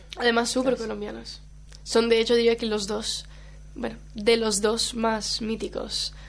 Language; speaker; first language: Spanish; non-native, local second language; Portuguese